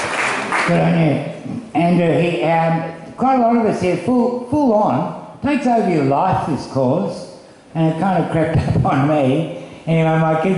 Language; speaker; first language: English; native; English